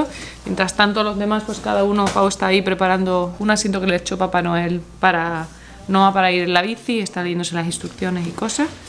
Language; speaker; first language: Spanish; native; Spanish